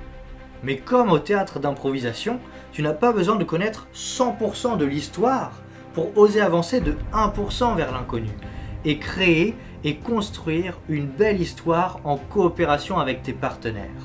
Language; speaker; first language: French; native; French